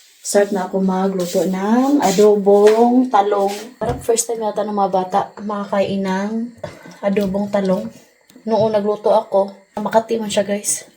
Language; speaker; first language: Filipino; non-native, local second language; Cebuano